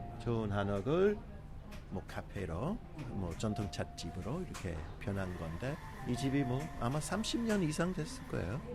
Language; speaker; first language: Korean; non-native, fluent; English